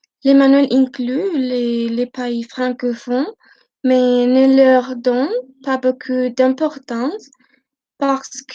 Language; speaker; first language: French; non-native, learner; Spanish